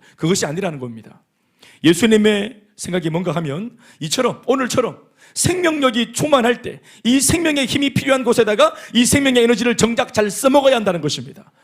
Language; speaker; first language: Korean; native; Korean